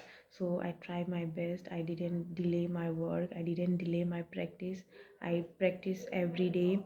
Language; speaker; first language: English; non-native, learner; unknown